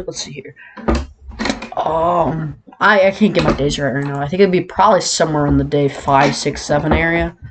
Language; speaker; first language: English; native; English